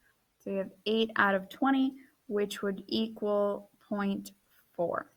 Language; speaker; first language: English; native; English